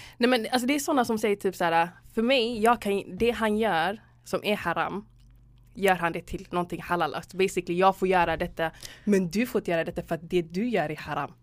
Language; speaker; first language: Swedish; early bilingual, other home language; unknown